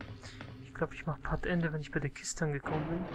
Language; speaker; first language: German; native; German